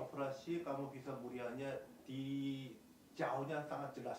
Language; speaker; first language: Indonesian; non-native, fluent; Korean